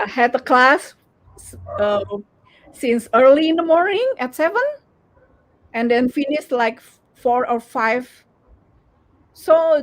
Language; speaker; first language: English; non-native, learner; Indonesian